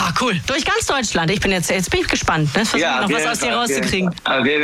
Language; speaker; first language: German; native; German